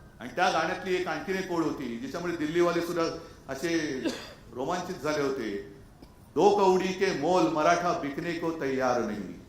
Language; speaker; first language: Marathi; native; Marathi